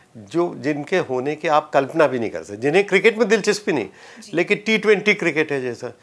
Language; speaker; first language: Hindi; native; Hindi